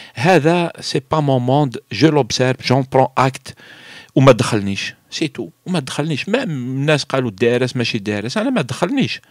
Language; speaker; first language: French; non-native, local second language; Arabic